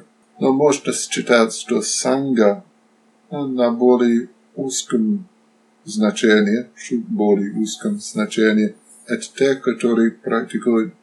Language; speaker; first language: Russian; non-native, fluent; Slovak